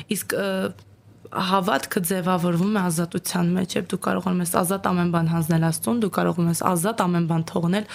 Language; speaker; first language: Armenian; native; Armenian